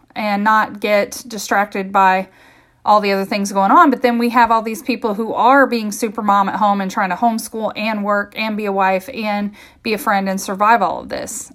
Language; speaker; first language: English; native; English